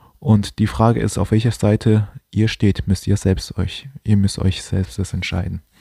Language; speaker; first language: German; non-native, fluent; Chinese